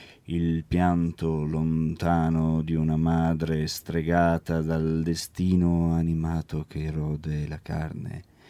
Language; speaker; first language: Italian; native; Italian